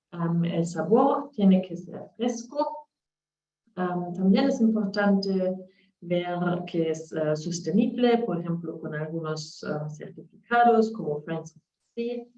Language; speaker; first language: Spanish; non-native, learner; German